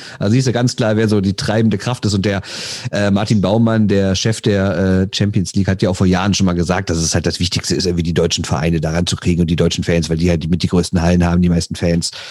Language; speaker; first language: German; native; German